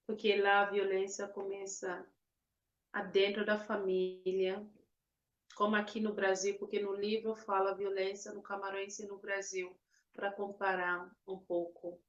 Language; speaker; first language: Portuguese; non-native, fluent; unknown